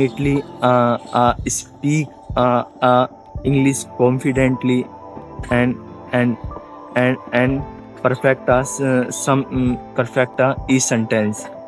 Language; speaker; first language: English; non-native, learner; Hindi